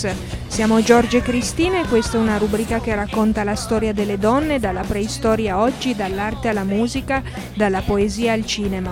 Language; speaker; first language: Italian; native; Italian